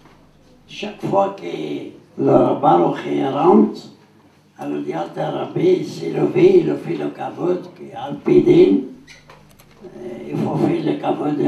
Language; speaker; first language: French; non-native, learner; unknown